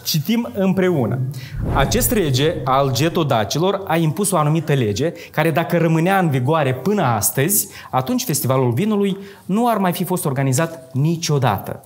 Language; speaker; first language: Romanian; native; Romanian